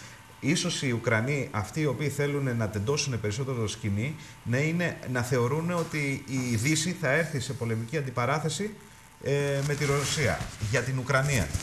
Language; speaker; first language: Greek; native; Greek